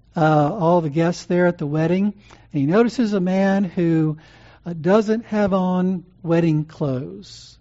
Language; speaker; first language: English; native; English